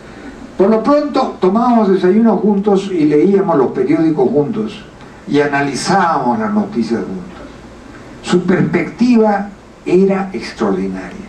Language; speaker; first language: Spanish; native; Spanish